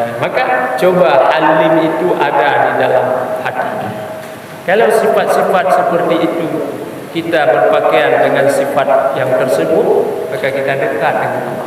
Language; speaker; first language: Malay; non-native, local second language; Achinese